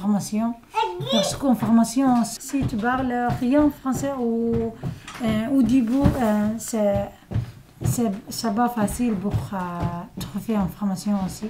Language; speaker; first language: French; non-native, learner; Somali